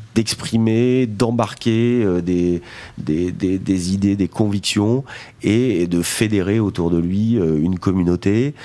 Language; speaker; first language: French; native; French